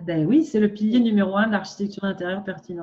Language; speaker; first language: French; native; French